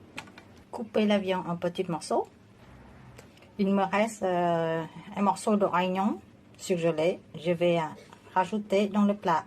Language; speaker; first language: French; non-native, fluent; Vietnamese